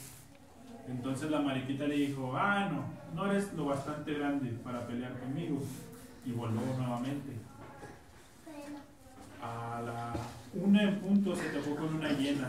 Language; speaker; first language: Spanish; native; Spanish